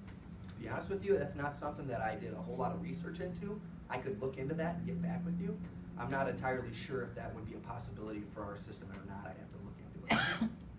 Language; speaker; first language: English; native; English